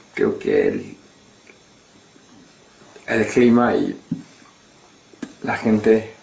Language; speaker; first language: Spanish; non-native, learner; English